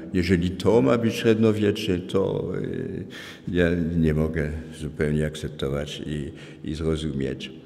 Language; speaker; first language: Polish; non-native, fluent; French